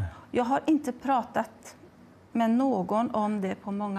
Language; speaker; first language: Swedish; native; Swedish